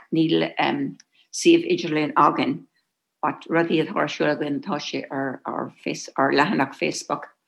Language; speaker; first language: Irish; non-native, local second language; English